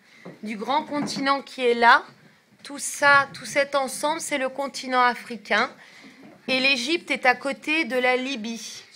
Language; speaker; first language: French; native; French